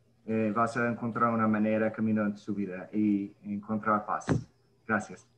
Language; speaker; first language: Spanish; early bilingual, heritage; English